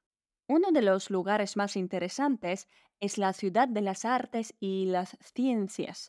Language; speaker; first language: Spanish; non-native, fluent; Polish